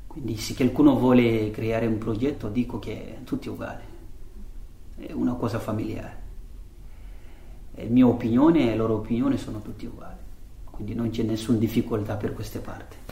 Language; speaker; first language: Italian; non-native, learner; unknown